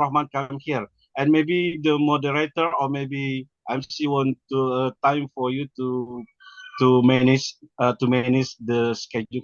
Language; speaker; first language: English; non-native, learner; Indonesian